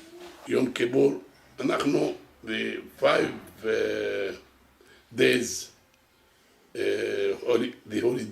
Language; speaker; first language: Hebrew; non-native, local second language; Arabic